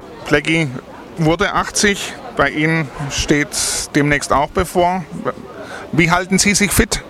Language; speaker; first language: German; native; German